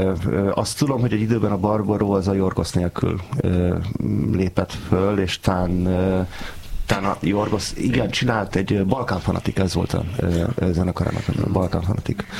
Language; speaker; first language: Hungarian; native; Hungarian